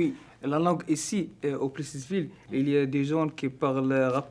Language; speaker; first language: French; non-native, learner; Arabic